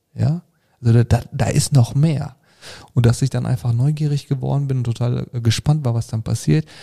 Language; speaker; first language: German; early bilingual, other home language; Turkish